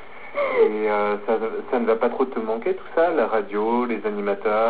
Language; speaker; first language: French; native; French